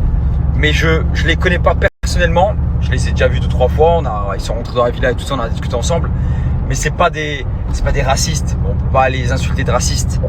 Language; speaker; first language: French; native; French